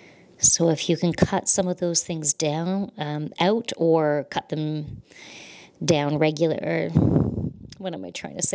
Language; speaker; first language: English; native; English